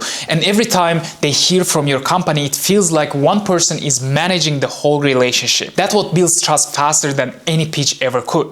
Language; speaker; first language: English; non-native, fluent; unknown